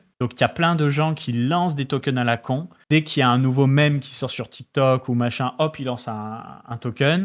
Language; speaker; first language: French; native; French